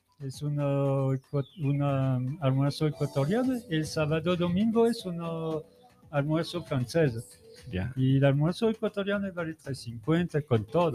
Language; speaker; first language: Spanish; non-native, learner; French